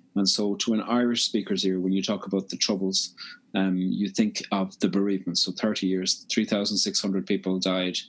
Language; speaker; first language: English; native; English